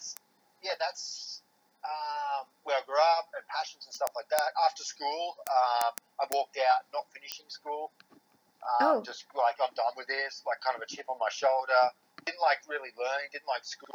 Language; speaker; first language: English; native; English